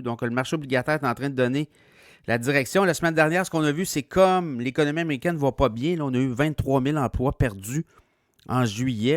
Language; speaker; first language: French; native; French